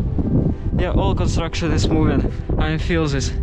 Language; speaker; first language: English; non-native, learner; Russian